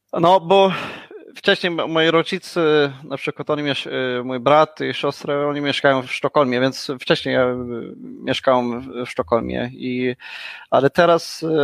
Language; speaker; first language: Polish; non-native, learner; Swedish